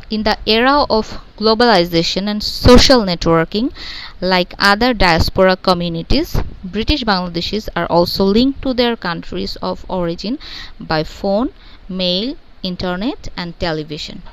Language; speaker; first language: English; non-native, local second language; Bangla